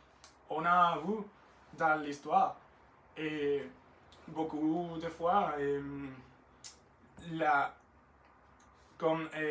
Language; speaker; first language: French; non-native, learner; Spanish